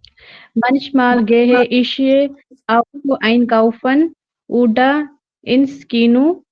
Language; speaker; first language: German; non-native, learner; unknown